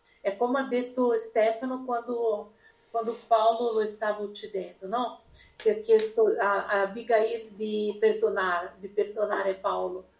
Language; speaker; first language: Italian; non-native, fluent; Portuguese